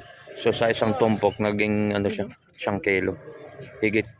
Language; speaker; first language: Filipino; native; Filipino